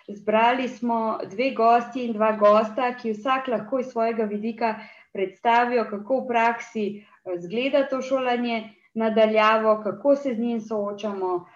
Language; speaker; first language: Slovenian; native; Slovenian